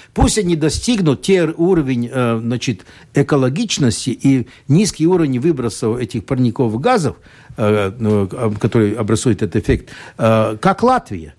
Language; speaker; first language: Russian; non-native, local second language; Latvian